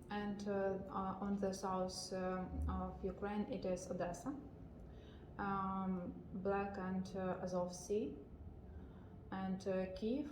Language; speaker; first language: English; non-native, learner; Ukrainian